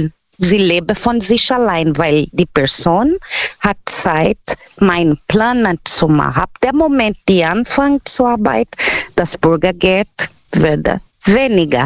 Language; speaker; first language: German; non-native, learner; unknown